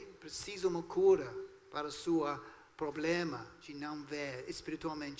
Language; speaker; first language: Portuguese; non-native, fluent; English